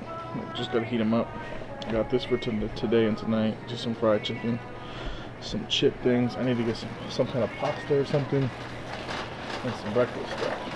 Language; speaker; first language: English; native; English